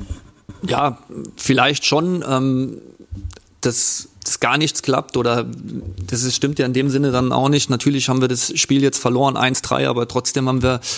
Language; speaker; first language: German; native; German